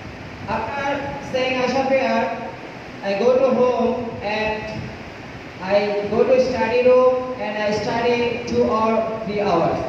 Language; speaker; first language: English; non-native, learner; Bangla